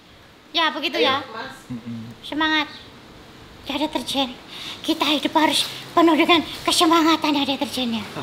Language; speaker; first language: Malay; non-native, local second language; Javanese